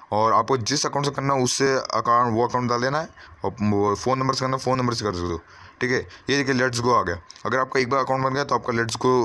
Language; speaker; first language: Hindi; native; Hindi